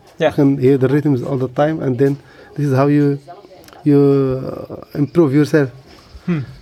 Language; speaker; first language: English; non-native, learner; Arabic